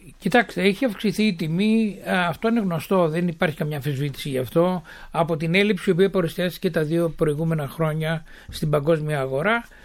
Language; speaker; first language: Greek; native; Greek